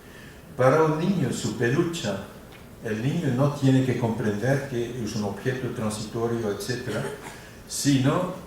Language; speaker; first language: Spanish; non-native, fluent; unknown